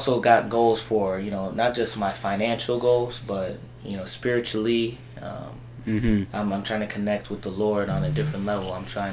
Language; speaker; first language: English; native; English